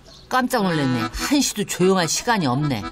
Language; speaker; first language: Korean; native; Korean